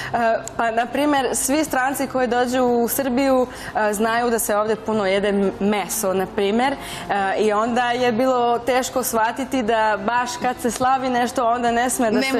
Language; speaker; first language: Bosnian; non-native, fluent; Spanish